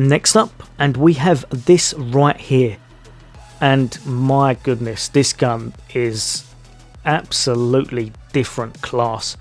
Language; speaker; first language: English; native; English